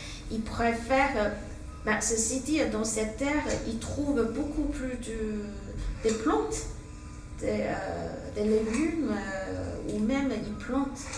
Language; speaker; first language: French; non-native, fluent; Chinese